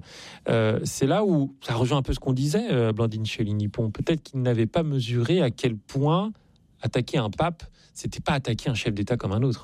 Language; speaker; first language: French; native; French